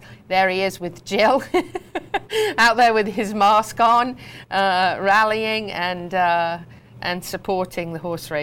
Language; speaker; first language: English; native; English